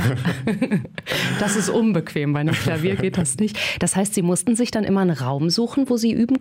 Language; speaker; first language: German; native; German